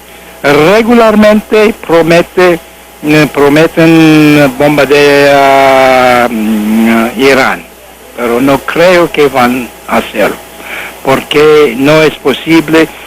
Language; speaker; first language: Spanish; non-native, learner; English